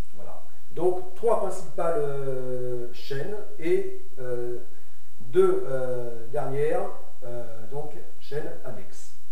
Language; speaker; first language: French; native; French